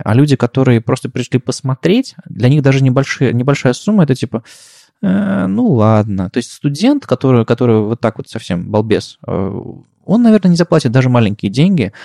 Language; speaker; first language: Russian; native; Russian